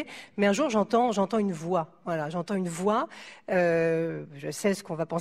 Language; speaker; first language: French; native; French